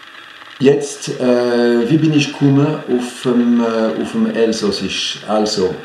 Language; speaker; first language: German; non-native, fluent; French